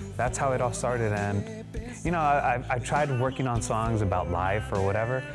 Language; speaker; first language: English; native; English